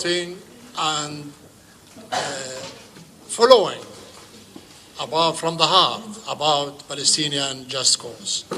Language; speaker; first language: English; non-native, fluent; Arabic